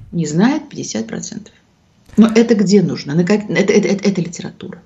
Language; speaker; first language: Russian; native; Russian